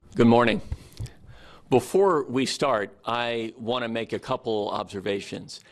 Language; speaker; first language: English; native; English